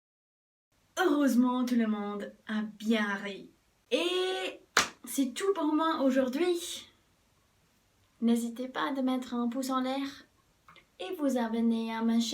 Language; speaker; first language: French; non-native, fluent; English